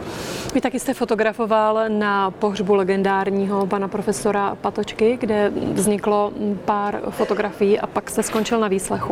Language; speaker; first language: Czech; native; Czech